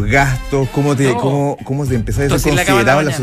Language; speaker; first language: Spanish; native; Spanish